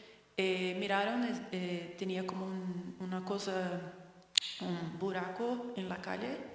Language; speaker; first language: Spanish; non-native, learner; Portuguese